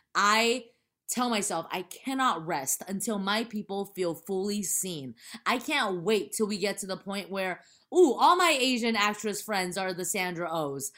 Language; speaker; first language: English; early bilingual, other home language; Chinese